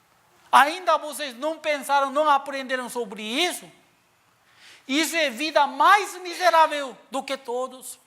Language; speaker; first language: Portuguese; non-native, learner; Korean